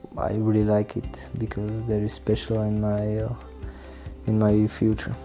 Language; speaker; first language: English; non-native, learner; Slovak